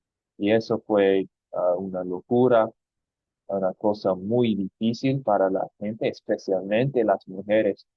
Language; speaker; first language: Spanish; non-native, fluent; English